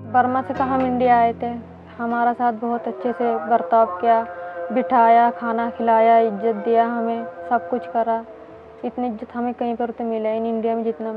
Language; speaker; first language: Hindi; non-native, learner; Rohingya